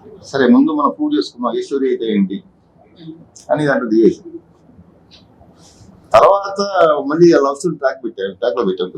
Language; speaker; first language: Telugu; native; Telugu